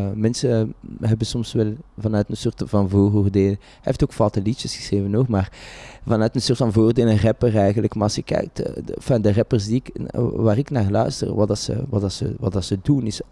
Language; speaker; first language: Dutch; native; Dutch